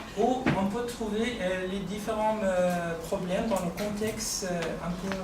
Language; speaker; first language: French; non-native, fluent; Persian